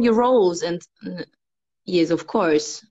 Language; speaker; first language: English; non-native, fluent; Polish